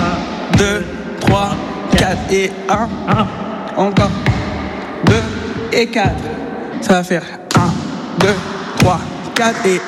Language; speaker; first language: French; non-native, fluent; Spanish